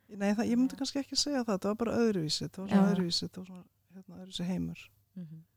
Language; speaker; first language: Icelandic; early bilingual, other home language; Russian